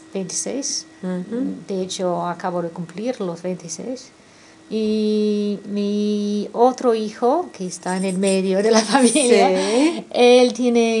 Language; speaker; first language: Spanish; non-native, fluent; English